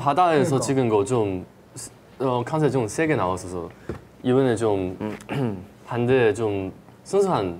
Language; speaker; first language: Korean; non-native, fluent; Chinese